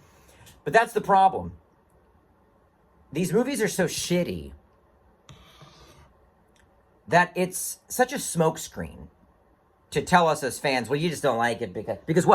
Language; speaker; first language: English; native; English